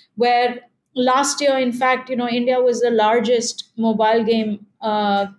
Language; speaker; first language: English; non-native, local second language; Hindi